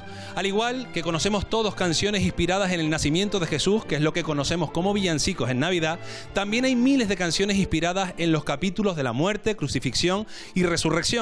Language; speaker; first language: Spanish; native; Spanish